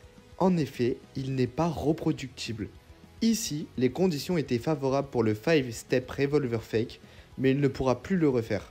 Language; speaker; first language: French; native; French